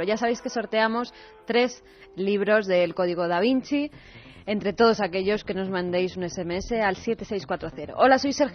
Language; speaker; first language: Spanish; native; Spanish